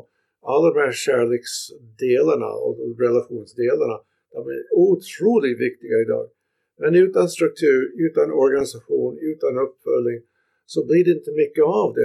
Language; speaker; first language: Swedish; non-native, fluent; English